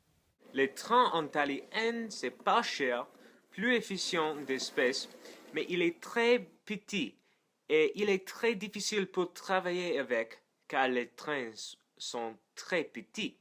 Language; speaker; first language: French; non-native, learner; English